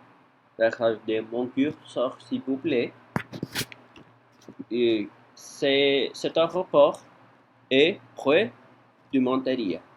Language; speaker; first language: French; non-native, learner; Spanish